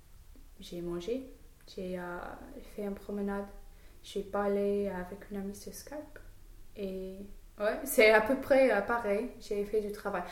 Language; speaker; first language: French; non-native, fluent; English